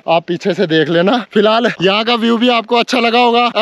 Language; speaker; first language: Hindi; native; Hindi